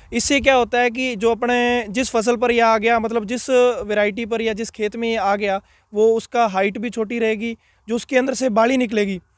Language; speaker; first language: Hindi; non-native, local second language; Punjabi